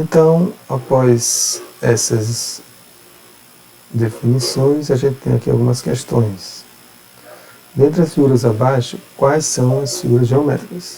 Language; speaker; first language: Portuguese; native; Portuguese